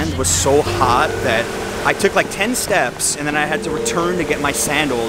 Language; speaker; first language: English; native; English